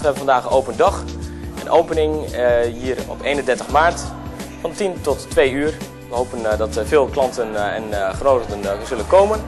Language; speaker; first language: Dutch; native; Dutch